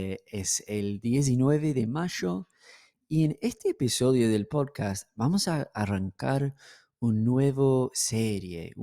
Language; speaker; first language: Spanish; non-native, fluent; English